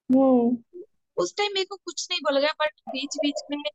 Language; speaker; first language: Hindi; native; Hindi